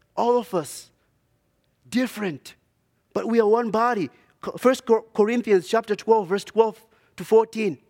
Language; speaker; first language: English; non-native, local second language; Shona